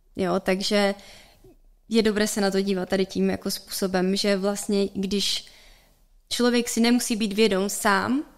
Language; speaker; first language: Czech; native; Czech